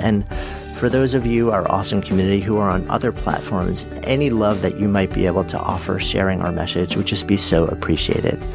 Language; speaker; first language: English; native; English